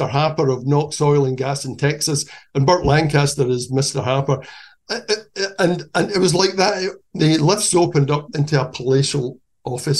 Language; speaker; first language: English; native; English